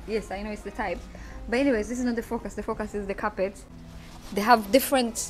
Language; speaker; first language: English; non-native, fluent; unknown